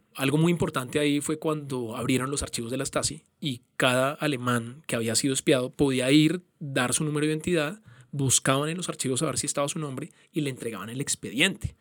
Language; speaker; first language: Spanish; native; Spanish